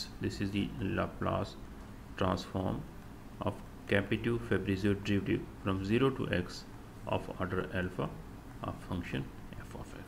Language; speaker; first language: English; non-native, local second language; Urdu